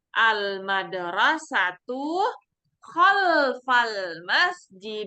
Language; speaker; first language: Arabic; non-native, fluent; Indonesian